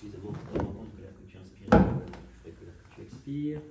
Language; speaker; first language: French; native; French